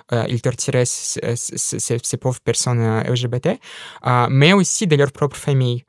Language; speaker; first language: French; non-native, fluent; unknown